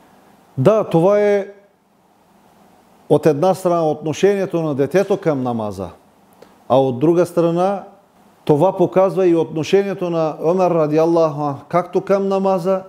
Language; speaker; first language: Bulgarian; non-native, local second language; Turkish